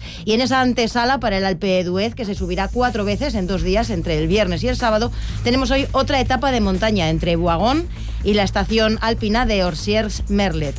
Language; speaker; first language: Spanish; native; Spanish